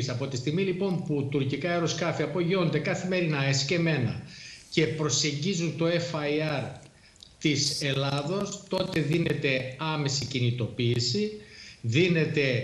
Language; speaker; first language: Greek; native; Greek